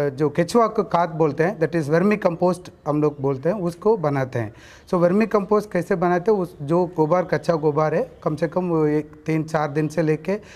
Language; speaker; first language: Hindi; non-native, local second language; Kannada